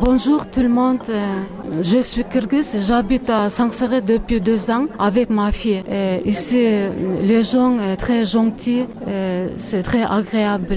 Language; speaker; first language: French; non-native, learner; Kyrgyz